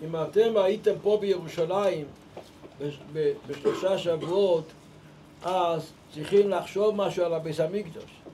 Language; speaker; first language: Hebrew; non-native, local second language; Yiddish